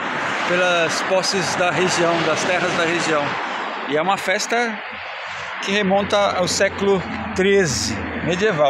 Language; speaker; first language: Portuguese; native; Portuguese